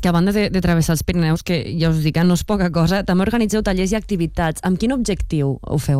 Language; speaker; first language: Catalan; native; Catalan